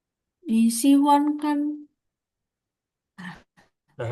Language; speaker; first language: Chinese; non-native, learner; Indonesian